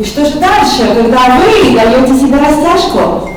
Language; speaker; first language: Russian; native; Russian